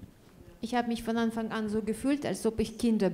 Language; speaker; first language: German; non-native, fluent; Russian